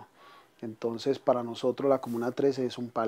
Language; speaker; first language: Spanish; native; Spanish